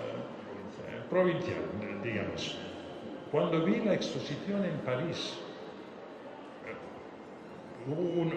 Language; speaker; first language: Spanish; non-native, fluent; French